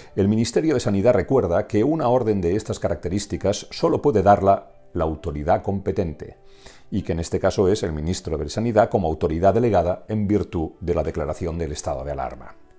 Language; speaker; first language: Spanish; non-native, local second language; Catalan